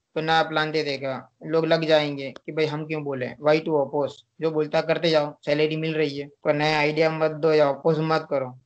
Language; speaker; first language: Hindi; non-native, local second language; Gujarati